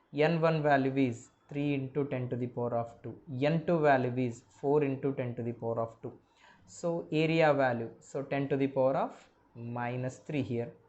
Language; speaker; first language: English; non-native, local second language; Kannada